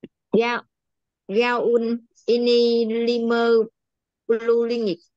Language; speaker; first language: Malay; non-native, learner; Vietnamese